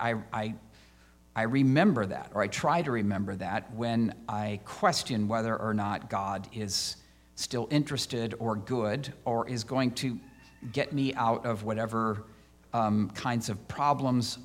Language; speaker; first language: English; native; English